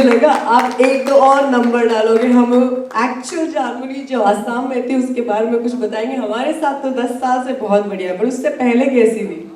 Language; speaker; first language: Hindi; non-native, local second language; Malayalam